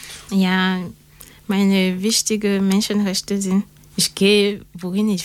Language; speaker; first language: German; non-native, learner; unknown